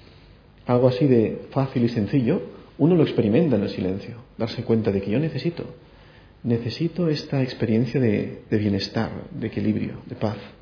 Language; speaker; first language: Spanish; native; Spanish